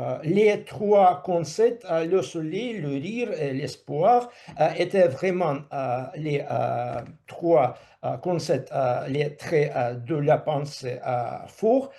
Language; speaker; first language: French; non-native, fluent; Russian